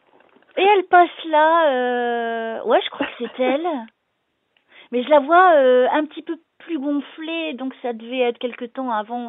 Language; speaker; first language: French; native; French